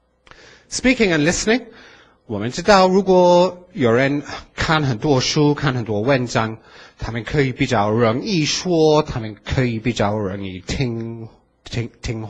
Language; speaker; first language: Chinese; non-native, fluent; English